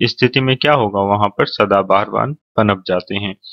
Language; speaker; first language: Hindi; native; Hindi